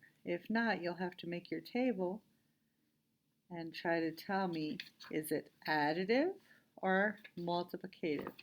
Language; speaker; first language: English; native; English